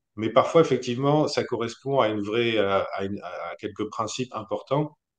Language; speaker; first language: French; native; French